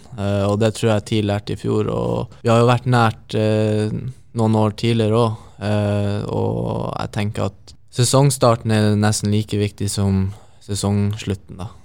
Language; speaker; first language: Norwegian; native; Norwegian